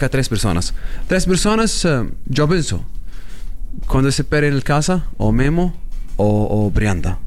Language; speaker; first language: Spanish; non-native, learner; Arabic